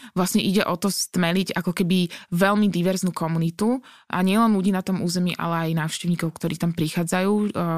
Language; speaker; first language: Slovak; native; Slovak